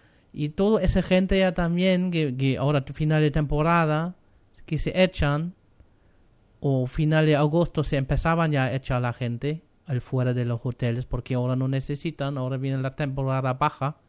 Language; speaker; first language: Spanish; non-native, learner; German